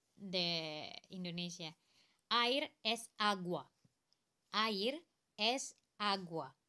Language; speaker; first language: Spanish; non-native, learner; Indonesian